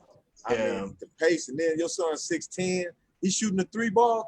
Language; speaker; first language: English; native; English